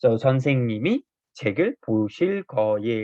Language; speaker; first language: Korean; non-native, fluent; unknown